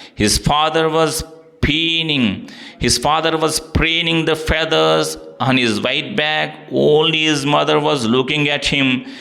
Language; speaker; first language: English; non-native, local second language; Telugu